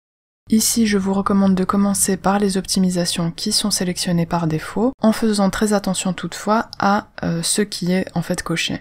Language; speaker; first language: French; native; French